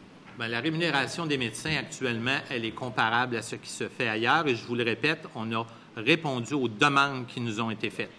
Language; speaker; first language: French; native; French